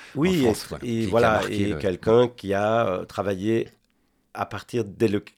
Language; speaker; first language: French; non-native, fluent; Spanish